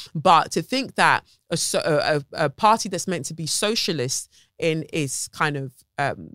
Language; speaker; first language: English; native; English